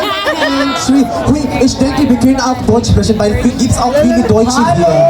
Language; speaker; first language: German; non-native, learner; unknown